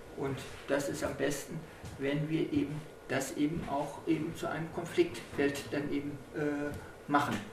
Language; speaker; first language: German; native; German